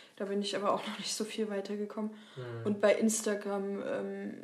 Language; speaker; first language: German; native; German